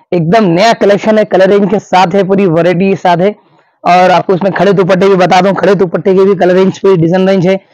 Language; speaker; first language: Hindi; non-native, local second language; Urdu